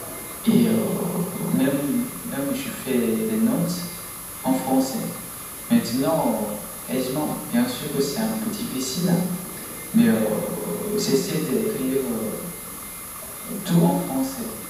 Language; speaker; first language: French; non-native, fluent; Korean